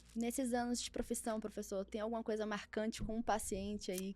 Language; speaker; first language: Portuguese; native; Portuguese